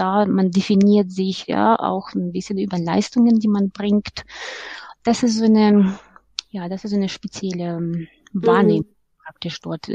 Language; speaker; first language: German; non-native, fluent; Ukrainian